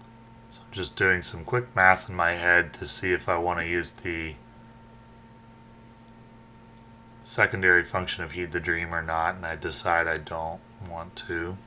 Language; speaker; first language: English; native; English